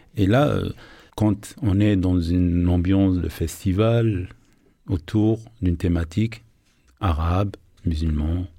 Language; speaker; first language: French; non-native, local second language; Arabic